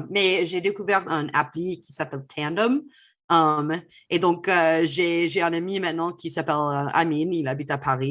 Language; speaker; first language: French; non-native, fluent; English